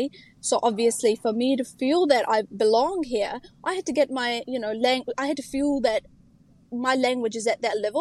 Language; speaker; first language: English; early bilingual, other home language; Urdu